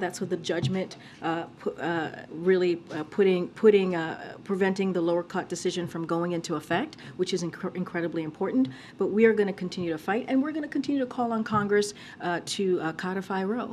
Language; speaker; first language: English; native; English